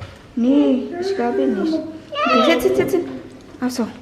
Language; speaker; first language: German; non-native, learner; Filipino